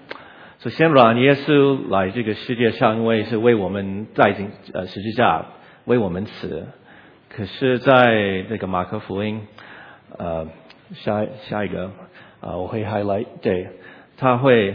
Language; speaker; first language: Chinese; non-native, learner; English